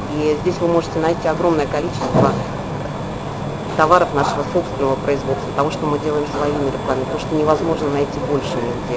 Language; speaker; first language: Russian; native; Russian